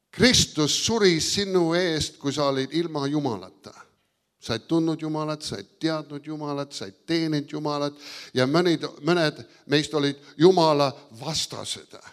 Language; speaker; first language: Estonian; early bilingual, heritage; Estonian